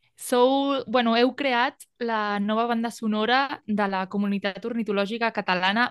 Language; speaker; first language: Catalan; native; Catalan